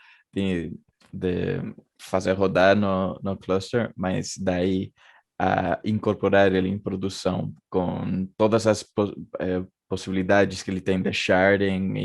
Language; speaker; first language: Portuguese; non-native, fluent; Spanish